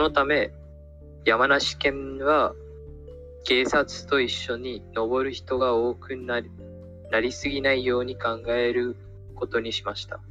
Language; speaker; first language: Japanese; non-native, learner; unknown